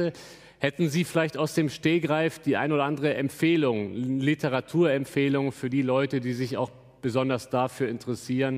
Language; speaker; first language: German; native; German